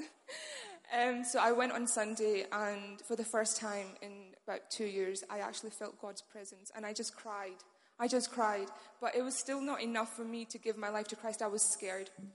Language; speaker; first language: English; non-native, local second language; Urdu